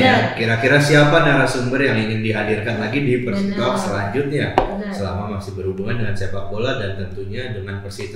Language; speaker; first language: Indonesian; native; Indonesian